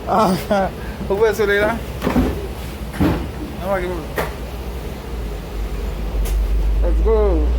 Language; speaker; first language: Portuguese; non-native, learner; Haitian Creole